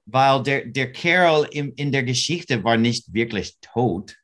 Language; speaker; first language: German; non-native, learner; English